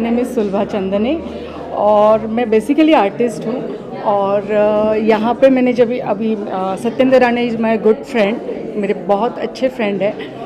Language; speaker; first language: Hindi; native; Hindi